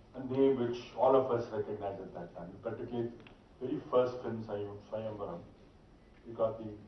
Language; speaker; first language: English; non-native, local second language; Marathi